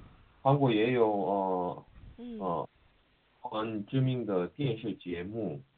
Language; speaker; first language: Chinese; non-native, learner; Korean